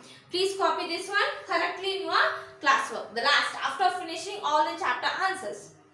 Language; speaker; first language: English; non-native, local second language; Kannada